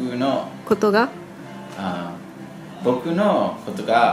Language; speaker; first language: Japanese; non-native, learner; English